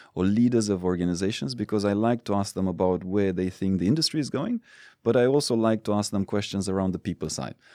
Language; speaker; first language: English; non-native, fluent; Romanian